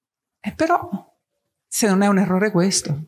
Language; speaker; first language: Italian; native; Italian